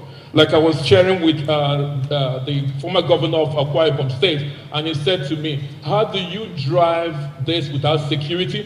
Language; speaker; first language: English; non-native, local second language; Igbo